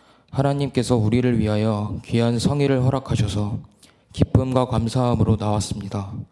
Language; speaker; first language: Korean; native; Korean